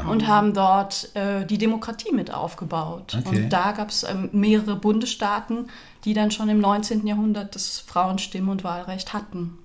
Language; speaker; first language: German; native; German